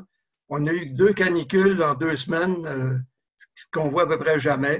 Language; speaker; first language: French; native; French